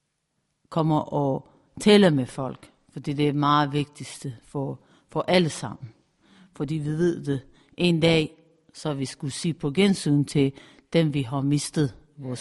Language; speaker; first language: Danish; non-native, fluent; Persian